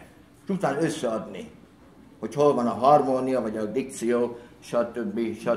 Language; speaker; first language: Hungarian; early bilingual, heritage; Hungarian